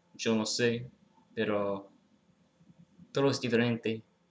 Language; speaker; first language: Spanish; non-native, fluent; English